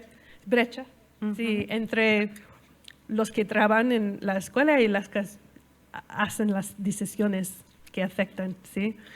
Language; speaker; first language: Spanish; non-native, learner; English